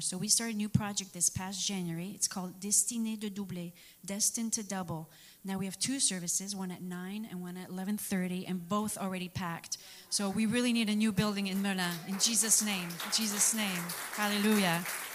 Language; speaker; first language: English; early bilingual, other home language; French